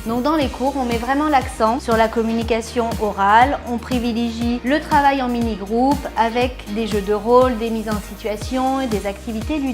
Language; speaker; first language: French; native; French